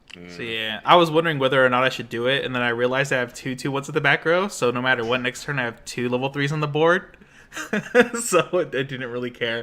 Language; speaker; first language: English; native; English